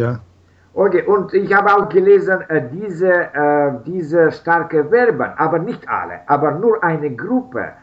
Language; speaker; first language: German; non-native, learner; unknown